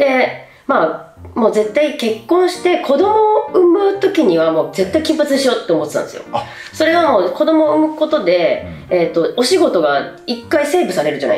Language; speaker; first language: Japanese; native; Japanese